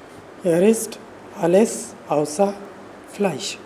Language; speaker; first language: German; non-native, learner; Urdu